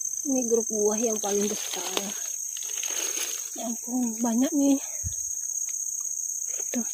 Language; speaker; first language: Indonesian; native; Indonesian